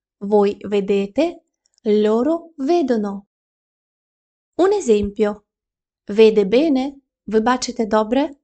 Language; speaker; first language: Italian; non-native, fluent; Ukrainian